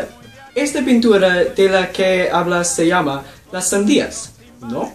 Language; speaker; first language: Spanish; non-native, learner; English